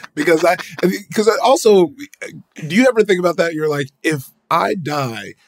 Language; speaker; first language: English; early bilingual, other home language; Yoruba